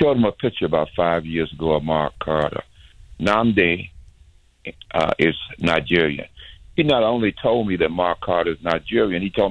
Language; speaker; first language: English; native; English